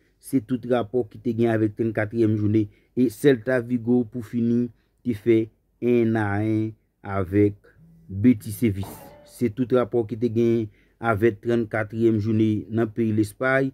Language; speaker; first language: French; non-native, learner; Haitian Creole